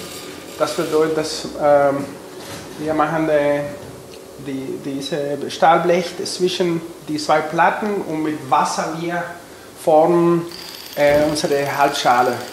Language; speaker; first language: German; non-native, fluent; Spanish